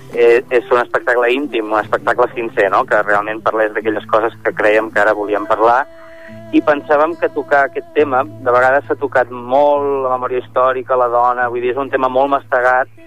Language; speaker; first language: Catalan; native; Catalan